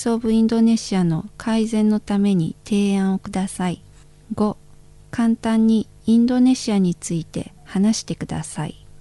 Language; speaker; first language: Japanese; non-native, learner; Indonesian